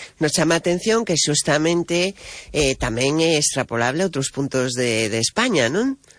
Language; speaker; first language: Galician; non-native, local second language; Spanish